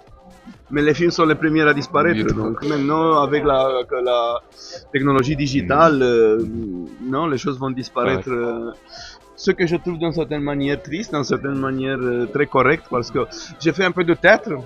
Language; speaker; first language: French; non-native, fluent; Romanian